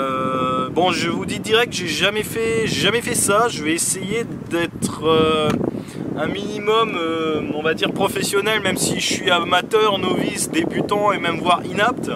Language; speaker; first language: French; native; French